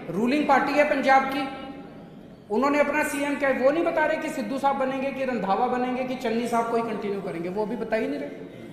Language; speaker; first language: Hindi; native; Hindi